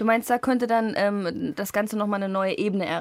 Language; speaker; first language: German; native; German